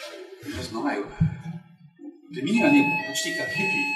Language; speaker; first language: Russian; non-native, fluent; English